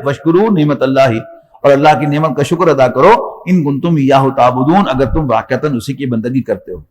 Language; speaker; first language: Urdu; non-native, local second language; Punjabi